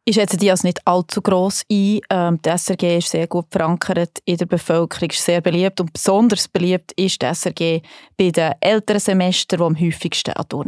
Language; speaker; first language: German; native; German